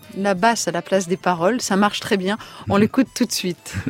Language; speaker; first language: French; native; French